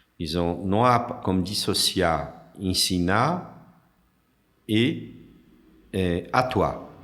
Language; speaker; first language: Portuguese; non-native, fluent; French